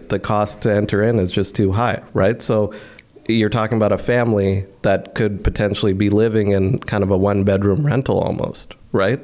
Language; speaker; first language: English; non-native, local second language; Hindi